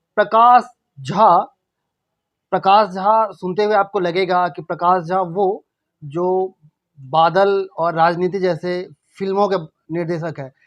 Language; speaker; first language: Hindi; non-native, local second language; Maithili